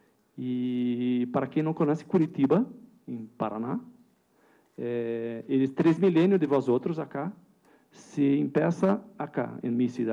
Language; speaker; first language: Spanish; non-native, learner; Portuguese